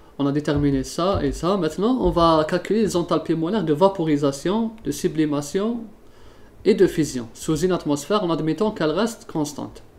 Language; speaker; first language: French; non-native, local second language; Arabic